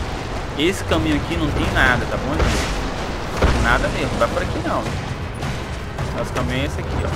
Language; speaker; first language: Portuguese; native; Portuguese